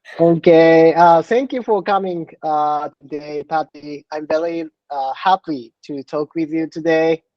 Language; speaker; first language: English; non-native, learner; Japanese